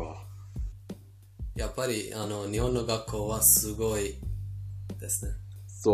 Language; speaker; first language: Japanese; non-native, fluent; Persian